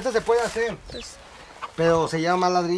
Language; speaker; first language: Spanish; native; Spanish